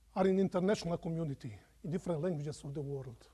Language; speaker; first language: English; non-native, fluent; Croatian